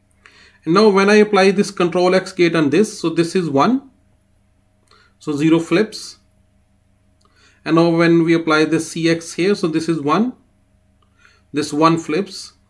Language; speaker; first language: English; non-native, fluent; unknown